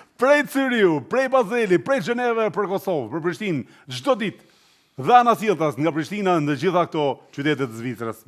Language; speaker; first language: Albanian; native; Albanian